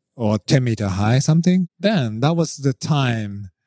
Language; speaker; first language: English; non-native, fluent; Japanese